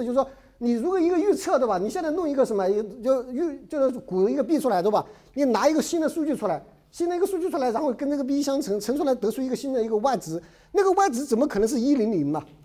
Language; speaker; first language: Chinese; native; Chinese